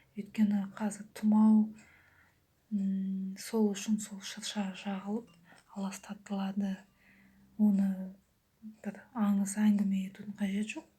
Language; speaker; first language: Kazakh; native; Kazakh